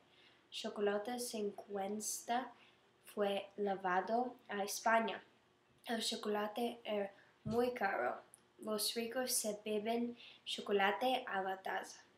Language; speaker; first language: Spanish; non-native, learner; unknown